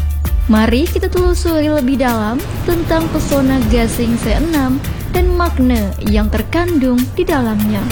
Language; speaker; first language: Indonesian; native; Indonesian